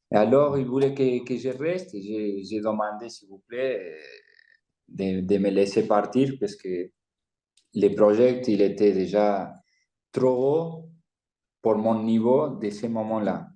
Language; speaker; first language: French; non-native, fluent; Spanish